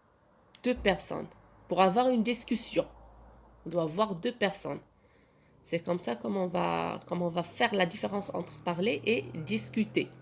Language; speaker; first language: French; non-native, local second language; Arabic